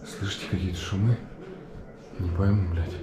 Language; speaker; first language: Russian; native; Russian